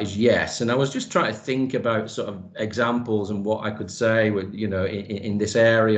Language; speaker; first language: English; native; English